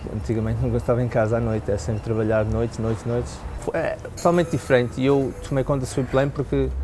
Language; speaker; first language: Portuguese; early bilingual, heritage; Portuguese